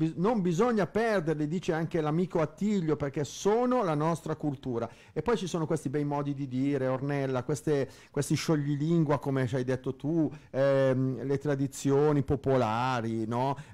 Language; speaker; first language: Italian; native; Italian